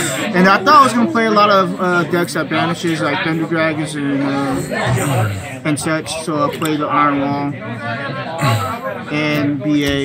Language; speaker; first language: English; native; English